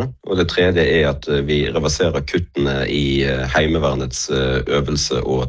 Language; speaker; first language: Norwegian; native; Norwegian